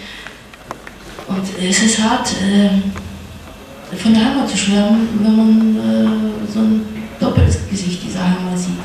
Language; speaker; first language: German; non-native, fluent; Russian